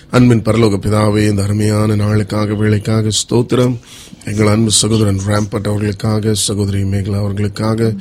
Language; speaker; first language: Tamil; native; Tamil